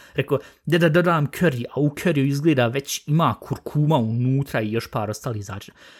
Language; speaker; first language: Bosnian; early bilingual, heritage; Bosnian